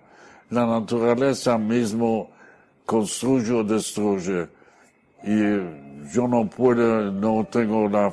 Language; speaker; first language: Spanish; non-native, fluent; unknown